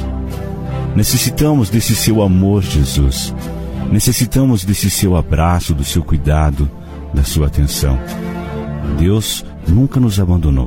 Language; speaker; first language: Portuguese; native; Portuguese